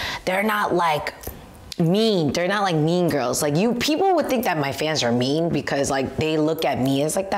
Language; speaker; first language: English; early bilingual, other home language; Korean